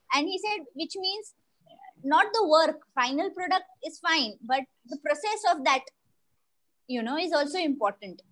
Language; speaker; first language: English; non-native, local second language; Marathi